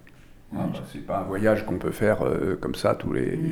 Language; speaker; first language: French; native; French